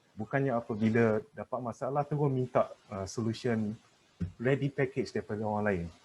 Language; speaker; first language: Malay; native; Malay